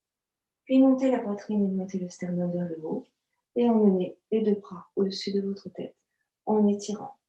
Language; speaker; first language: French; native; French